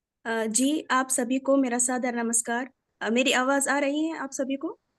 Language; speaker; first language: Hindi; non-native, fluent; Arabic